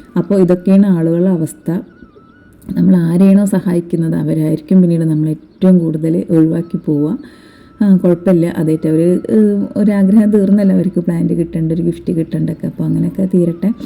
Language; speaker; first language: Malayalam; native; Malayalam